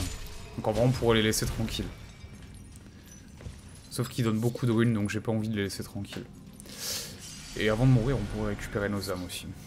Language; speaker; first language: French; native; French